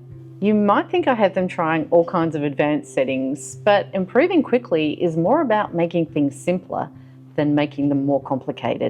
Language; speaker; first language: English; native; English